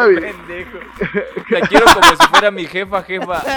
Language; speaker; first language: Spanish; native; Spanish